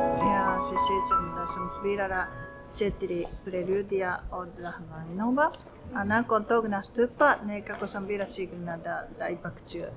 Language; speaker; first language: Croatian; non-native, learner; Japanese